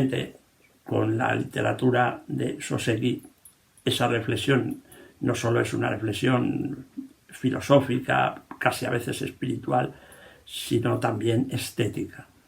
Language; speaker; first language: Spanish; native; Spanish